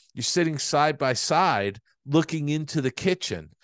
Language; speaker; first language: English; native; English